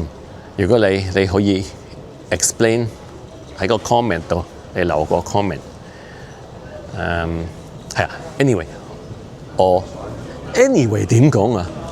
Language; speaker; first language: Cantonese; early bilingual, heritage; Cantonese